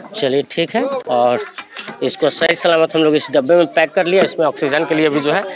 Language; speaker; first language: Hindi; native; Hindi